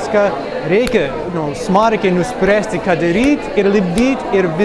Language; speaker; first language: Lithuanian; non-native, fluent; English